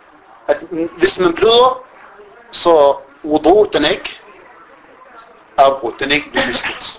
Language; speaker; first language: Danish; early bilingual, other home language; Arabic